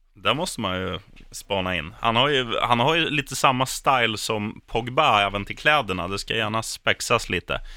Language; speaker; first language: Swedish; native; Swedish